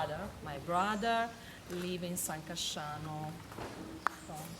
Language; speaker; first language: English; non-native, learner; Italian